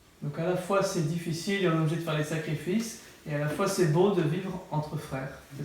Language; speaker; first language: French; native; French